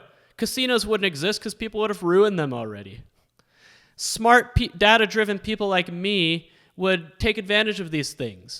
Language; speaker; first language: English; native; English